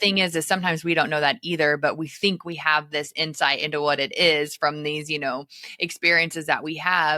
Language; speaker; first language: English; native; English